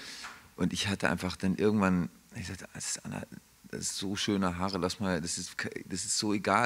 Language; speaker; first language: German; native; German